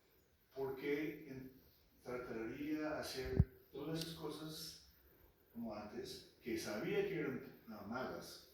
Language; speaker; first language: Spanish; non-native, local second language; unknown